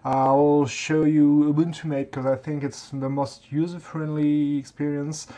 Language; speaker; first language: English; non-native, fluent; French